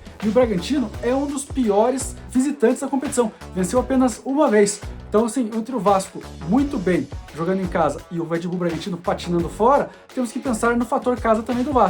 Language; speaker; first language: Portuguese; native; Portuguese